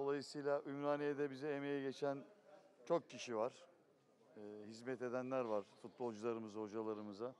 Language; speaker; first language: Turkish; native; Turkish